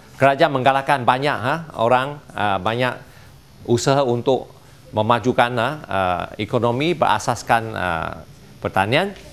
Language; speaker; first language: Malay; non-native, local second language; Chinese